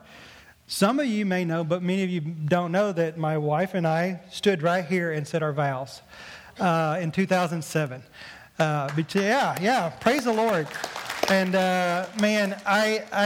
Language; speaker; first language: English; native; English